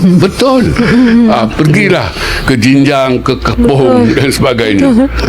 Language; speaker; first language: Malay; native; Malay